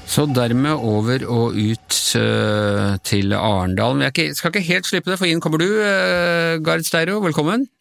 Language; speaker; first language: Norwegian; native; Norwegian